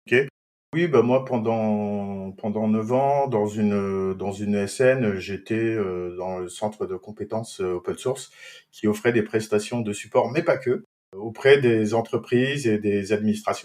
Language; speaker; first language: French; native; French